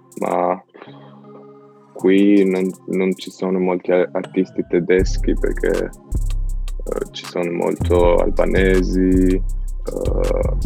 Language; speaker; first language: Italian; non-native, learner; Albanian